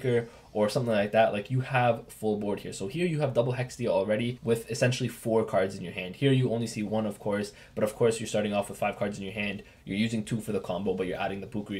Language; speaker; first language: English; native; English